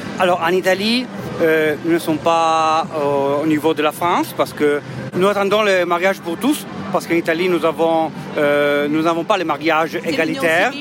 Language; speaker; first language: French; non-native, learner; Italian